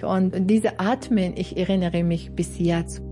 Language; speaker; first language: German; non-native, learner; Persian